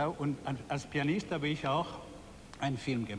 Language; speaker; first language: German; non-native, fluent; French